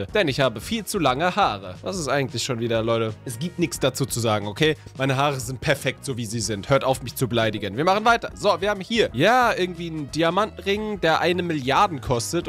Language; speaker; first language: German; native; German